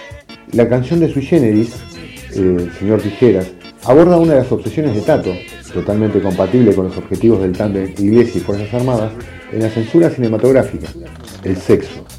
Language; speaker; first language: Spanish; native; Spanish